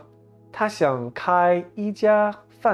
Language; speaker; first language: Chinese; non-native, learner; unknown